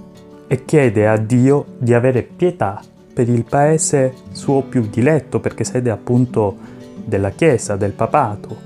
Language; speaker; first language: Italian; native; Italian